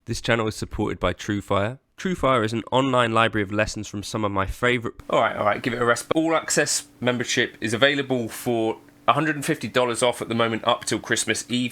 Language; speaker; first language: English; native; English